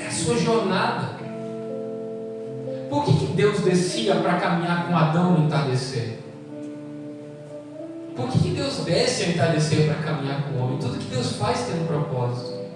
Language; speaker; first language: Portuguese; native; Portuguese